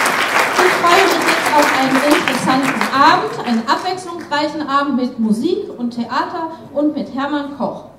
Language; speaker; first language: German; native; German